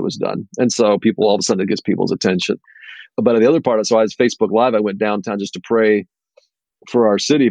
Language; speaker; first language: English; native; English